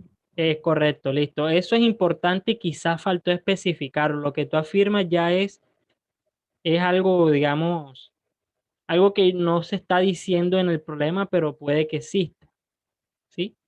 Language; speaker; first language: Spanish; native; Spanish